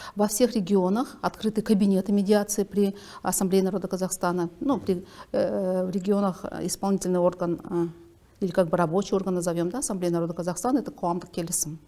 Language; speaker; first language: Russian; native; Russian